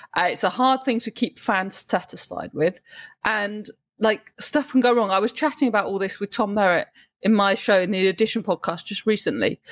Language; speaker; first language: English; native; English